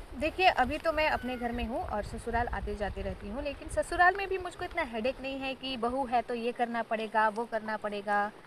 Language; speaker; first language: Hindi; non-native, local second language; Sadri